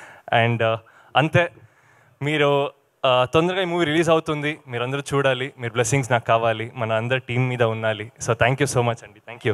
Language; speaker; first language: Telugu; non-native, learner; Kannada